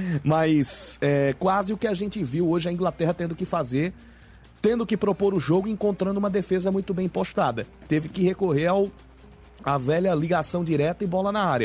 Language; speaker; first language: Portuguese; native; Portuguese